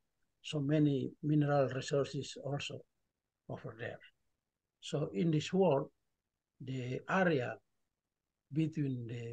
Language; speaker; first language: English; non-native, learner; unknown